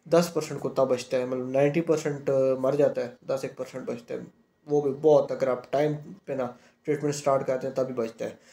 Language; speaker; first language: Urdu; non-native, local second language; Punjabi